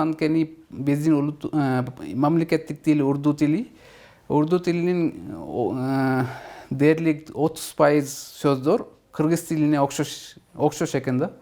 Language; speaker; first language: Kyrgyz; non-native, fluent; Urdu